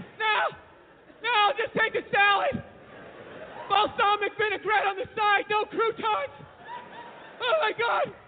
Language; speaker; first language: English; native; English